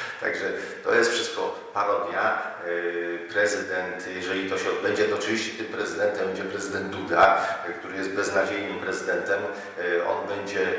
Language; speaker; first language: Polish; native; Polish